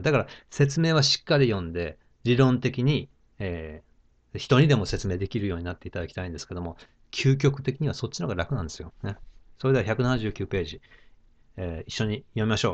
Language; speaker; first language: Japanese; native; Japanese